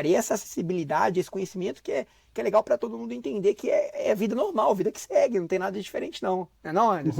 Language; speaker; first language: Portuguese; native; Portuguese